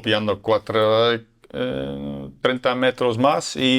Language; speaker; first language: Spanish; non-native, learner; Dutch